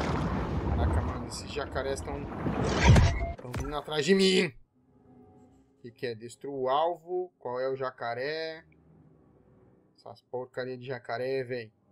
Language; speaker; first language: Portuguese; native; Portuguese